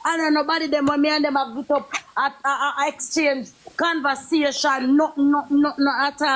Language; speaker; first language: English; native; English